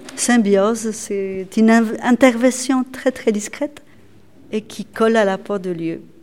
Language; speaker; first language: French; non-native, fluent; Polish